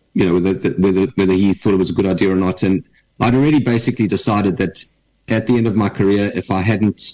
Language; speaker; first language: English; native; English